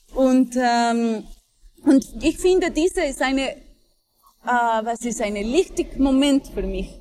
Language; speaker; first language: German; non-native, fluent; Spanish